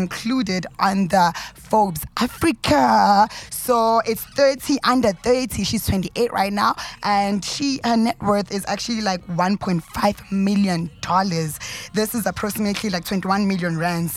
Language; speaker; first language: English; non-native, local second language; Zulu